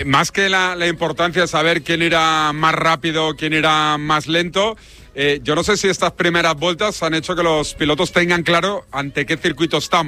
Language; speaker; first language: Spanish; native; Spanish